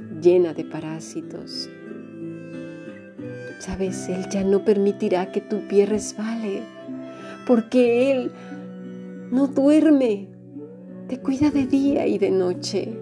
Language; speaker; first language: Spanish; native; Spanish